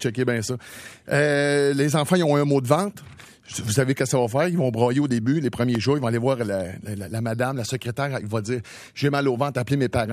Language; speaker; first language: French; native; French